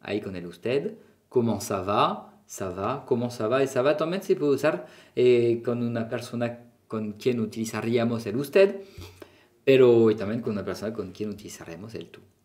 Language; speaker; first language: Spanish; non-native, fluent; French